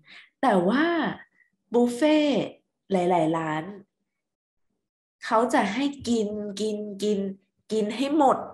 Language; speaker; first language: Thai; native; Thai